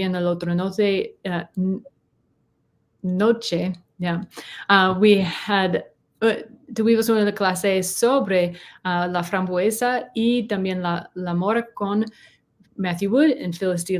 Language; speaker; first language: Spanish; non-native, learner; English